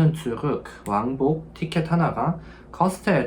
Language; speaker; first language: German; non-native, fluent; Korean